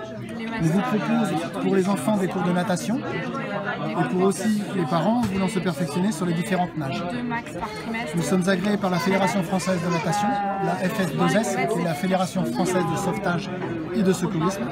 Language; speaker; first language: French; native; French